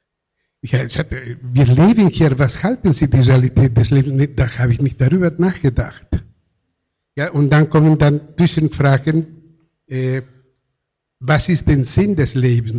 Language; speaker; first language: German; non-native, fluent; Spanish